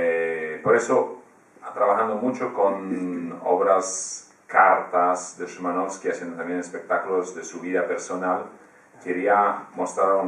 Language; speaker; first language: Spanish; non-native, fluent; Polish